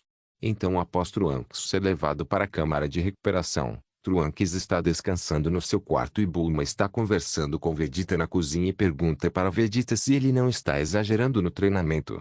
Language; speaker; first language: Portuguese; native; Portuguese